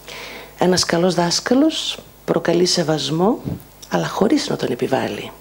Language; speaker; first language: Greek; native; Greek